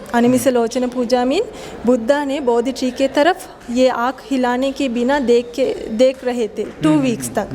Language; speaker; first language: Hindi; non-native, fluent; Sinhala